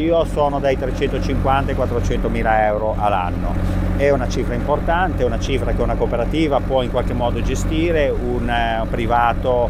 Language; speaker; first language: Italian; native; Italian